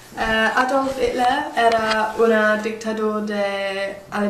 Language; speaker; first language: Spanish; non-native, learner; English